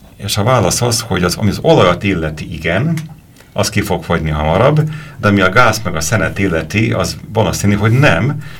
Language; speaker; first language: Hungarian; native; Hungarian